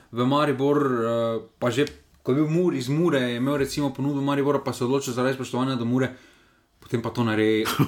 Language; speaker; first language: Slovenian; native; Slovenian